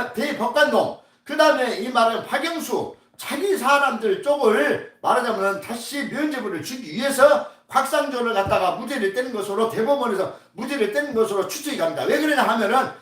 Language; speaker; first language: Korean; native; Korean